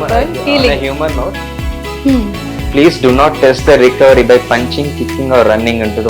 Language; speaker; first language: Telugu; native; Telugu